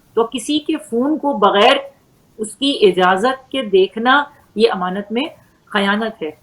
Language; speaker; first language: Urdu; native; Urdu